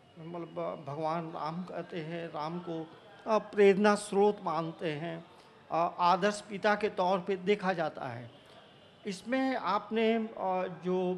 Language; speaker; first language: Hindi; native; Hindi